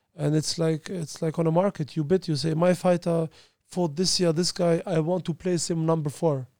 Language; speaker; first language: English; early bilingual, other home language; Albanian